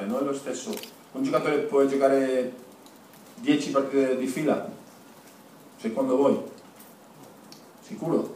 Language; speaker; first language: Italian; non-native, fluent; Spanish